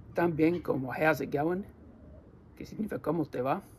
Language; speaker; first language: Spanish; non-native, learner; English